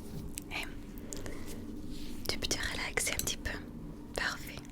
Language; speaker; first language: French; non-native, fluent; English